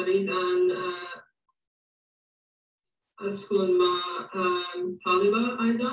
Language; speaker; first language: Arabic; non-native, learner; English